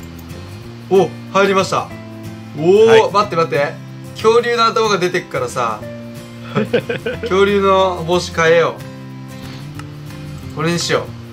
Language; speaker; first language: Japanese; native; Japanese